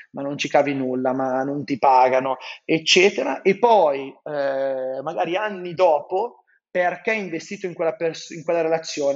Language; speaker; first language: Italian; native; Italian